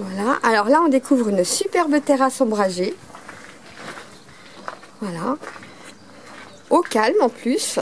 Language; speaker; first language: French; native; French